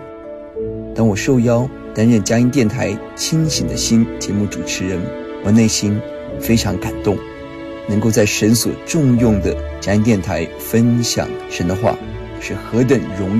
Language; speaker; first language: Chinese; native; Chinese